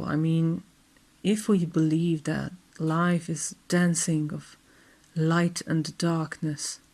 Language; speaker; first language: English; non-native, fluent; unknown